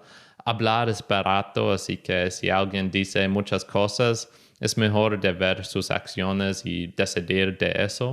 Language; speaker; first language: Spanish; non-native, fluent; English